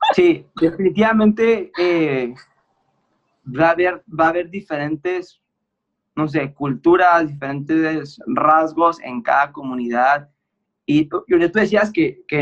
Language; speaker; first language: Spanish; native; Spanish